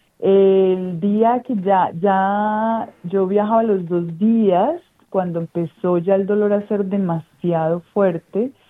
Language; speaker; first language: Spanish; native; Spanish